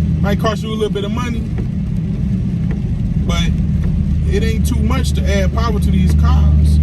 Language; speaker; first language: English; native; English